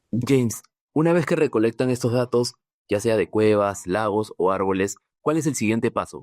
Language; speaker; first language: Spanish; native; Spanish